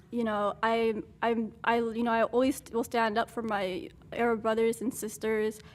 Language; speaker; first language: English; early bilingual, other home language; Arabic